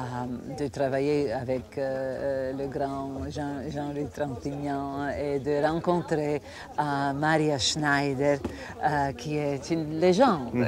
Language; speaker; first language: French; non-native, fluent; Croatian